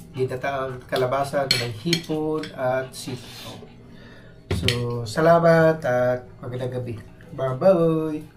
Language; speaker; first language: Filipino; non-native, local second language; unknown